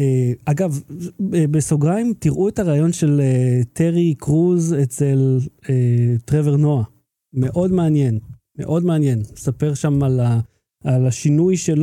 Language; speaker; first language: Hebrew; native; Hebrew